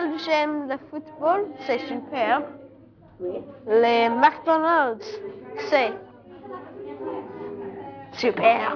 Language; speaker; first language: French; non-native, learner; English